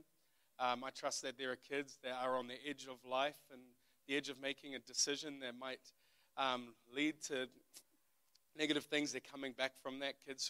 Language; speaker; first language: English; native; English